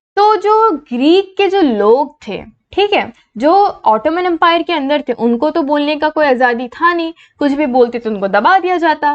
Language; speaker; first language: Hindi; non-native, local second language; Assamese